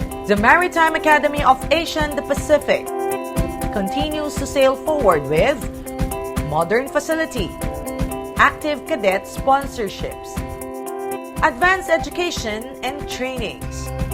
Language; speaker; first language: English; non-native, local second language; Filipino